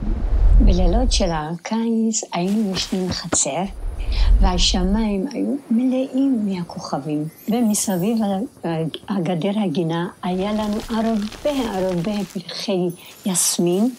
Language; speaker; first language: Hebrew; non-native, fluent; Persian